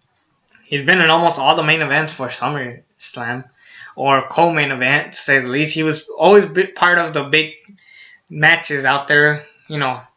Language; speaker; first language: English; native; English